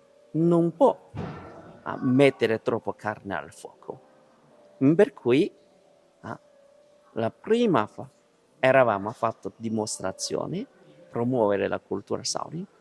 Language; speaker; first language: Italian; non-native, learner; Chinese